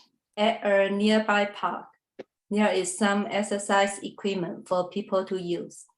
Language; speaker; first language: English; non-native, learner; Chinese